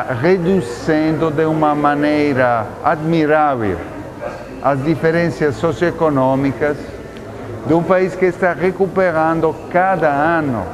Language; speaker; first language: Portuguese; non-native, fluent; Italian